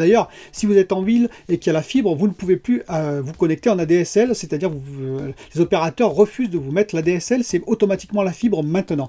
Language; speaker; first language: French; native; French